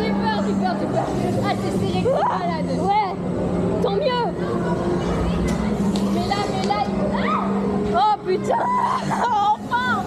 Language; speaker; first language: French; native; French